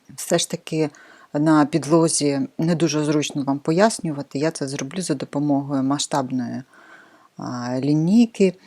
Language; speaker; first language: Ukrainian; non-native, local second language; Russian